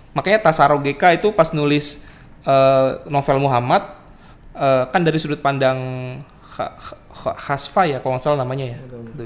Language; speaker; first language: Indonesian; native; Indonesian